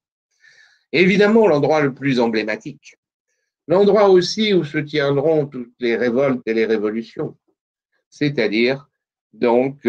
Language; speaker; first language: French; native; French